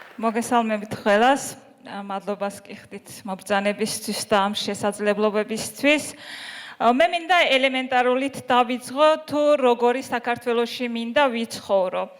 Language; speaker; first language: Georgian; non-native, local second language; Azerbaijani